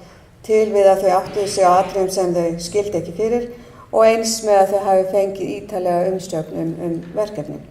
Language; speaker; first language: Icelandic; native; Icelandic